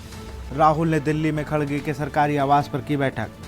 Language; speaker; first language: Hindi; native; Hindi